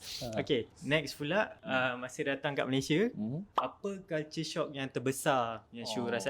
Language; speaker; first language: Malay; native; Malay